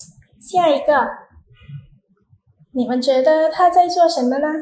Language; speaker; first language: Chinese; non-native, fluent; Indonesian